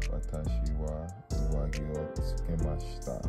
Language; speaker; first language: Japanese; non-native, learner; English